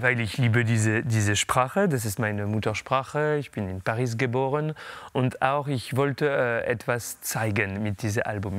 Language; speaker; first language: German; non-native, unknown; French